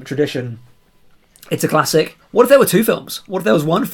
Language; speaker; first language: English; native; English